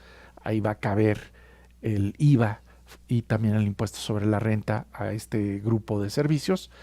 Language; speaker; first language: Spanish; native; Spanish